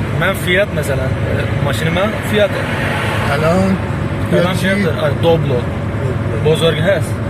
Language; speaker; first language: Persian; non-native, fluent; Turkish